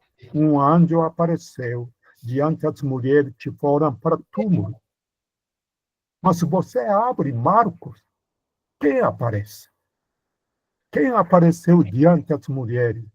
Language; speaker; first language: Portuguese; non-native, fluent; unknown